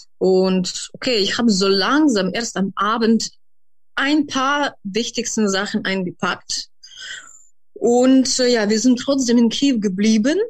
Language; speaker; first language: German; non-native, fluent; Ukrainian